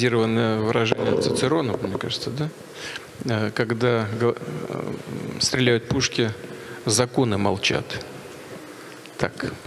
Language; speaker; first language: Russian; native; Russian